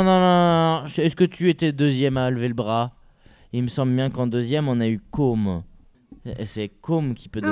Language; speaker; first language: French; native; French